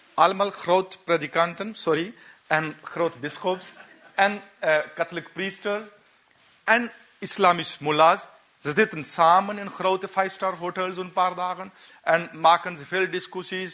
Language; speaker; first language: Dutch; non-native, learner; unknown